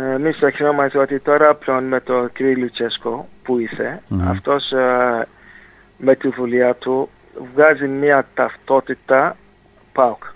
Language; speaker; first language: Greek; non-native, fluent; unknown